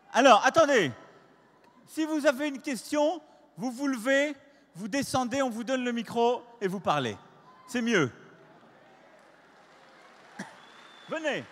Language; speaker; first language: French; native; French